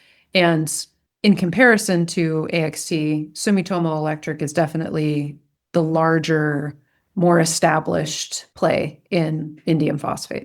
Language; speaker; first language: English; native; English